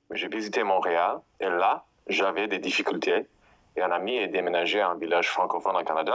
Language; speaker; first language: French; non-native, fluent; English